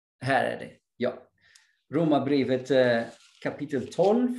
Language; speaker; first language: Swedish; non-native, fluent; English